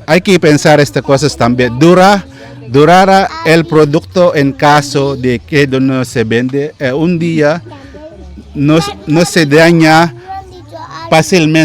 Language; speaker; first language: Spanish; non-native, learner; Filipino